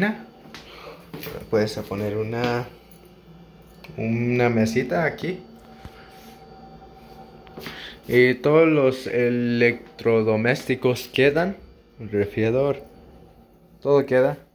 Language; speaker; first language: Spanish; early bilingual, heritage; English